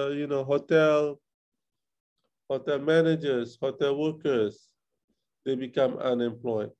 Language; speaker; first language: English; non-native, local second language; Malay